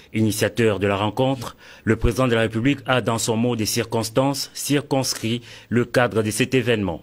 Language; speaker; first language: French; non-native, local second language; Lingala